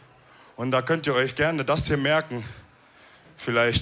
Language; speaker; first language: German; early bilingual, other home language; Wolof